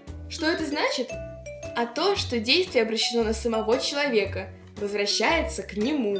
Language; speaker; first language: Russian; native; Russian